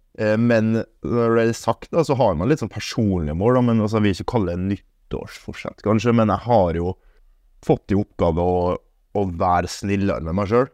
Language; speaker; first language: Norwegian; early bilingual, other home language; German